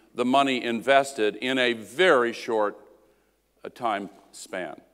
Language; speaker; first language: English; native; English